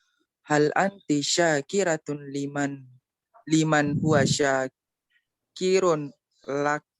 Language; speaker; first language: Arabic; non-native, learner; Indonesian